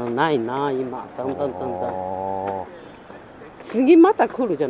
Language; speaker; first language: Japanese; non-native, learner; Chinese